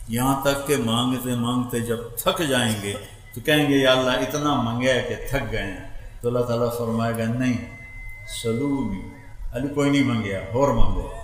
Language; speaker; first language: Urdu; non-native, local second language; Punjabi